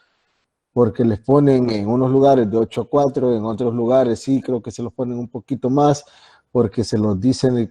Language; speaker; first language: Spanish; native; Spanish